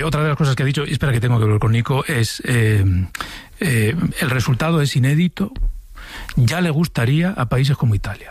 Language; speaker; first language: Spanish; native; Spanish